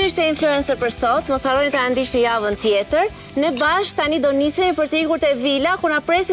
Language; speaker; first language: Albanian; native; Albanian